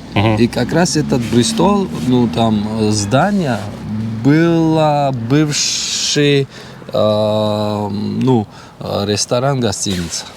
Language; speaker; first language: Russian; non-native, learner; Georgian